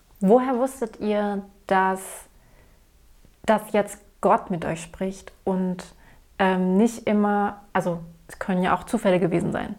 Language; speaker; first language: German; native; German